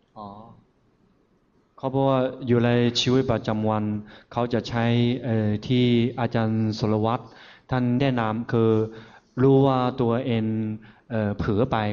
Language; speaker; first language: Thai; non-native, fluent; Chinese